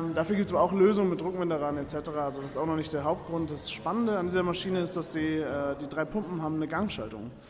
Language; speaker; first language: German; native; German